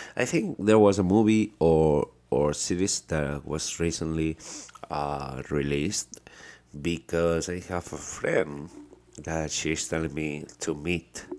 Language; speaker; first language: English; non-native, fluent; Spanish